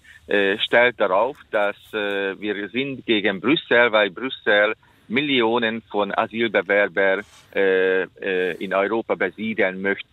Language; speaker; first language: German; non-native, fluent; Hungarian